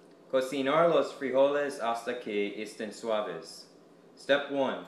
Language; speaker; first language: Spanish; non-native, learner; English